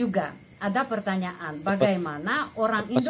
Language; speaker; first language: Indonesian; non-native, fluent; Russian